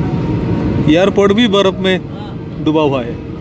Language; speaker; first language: Hindi; non-native, local second language; Bangla